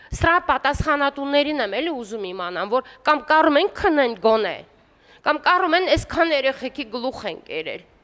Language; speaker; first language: Armenian; native; Armenian